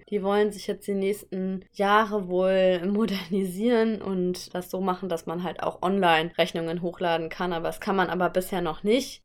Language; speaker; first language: German; native; German